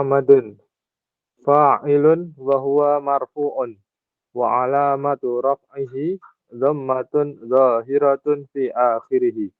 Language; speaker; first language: Arabic; non-native, learner; Indonesian